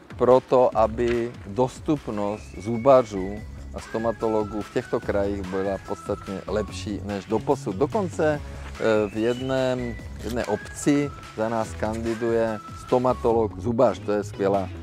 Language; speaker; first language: Czech; non-native, local second language; Slovak